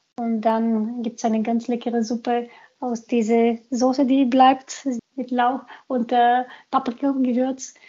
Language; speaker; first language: German; non-native, fluent; Bulgarian